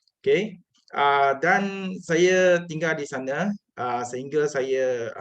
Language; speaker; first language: Malay; non-native, local second language; Chinese